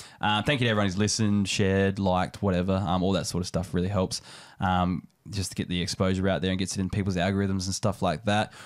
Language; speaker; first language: English; native; English